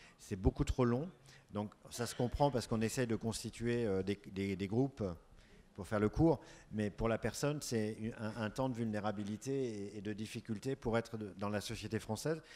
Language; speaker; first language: French; native; French